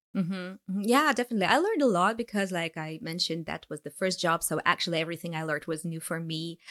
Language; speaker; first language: English; non-native, fluent; Ukrainian